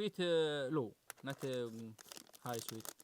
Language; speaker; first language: English; non-native, learner; Arabic